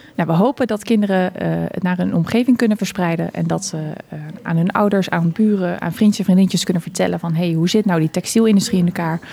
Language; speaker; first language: Dutch; native; Dutch